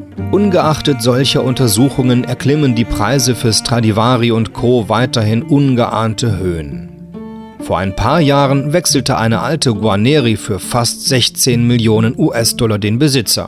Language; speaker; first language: German; native; German